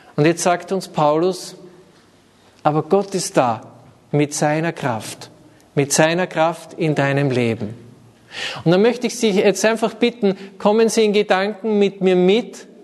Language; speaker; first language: German; native; German